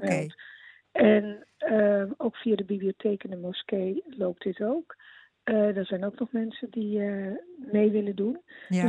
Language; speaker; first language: Dutch; native; Dutch